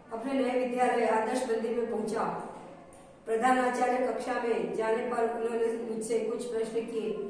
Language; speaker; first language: Hindi; non-native, local second language; Gujarati